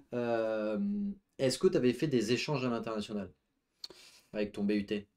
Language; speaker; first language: French; native; French